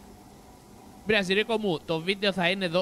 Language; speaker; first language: Greek; native; Greek